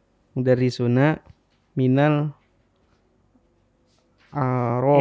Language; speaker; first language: Arabic; non-native, learner; Indonesian